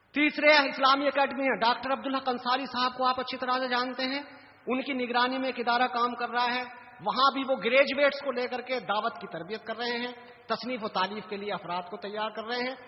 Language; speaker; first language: Urdu; native; Urdu